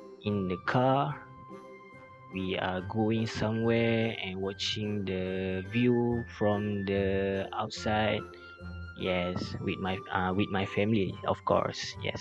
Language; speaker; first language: English; non-native, local second language; Malay